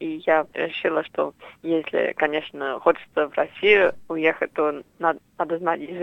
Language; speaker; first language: Russian; non-native, fluent; English